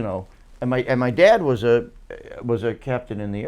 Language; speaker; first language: English; native; English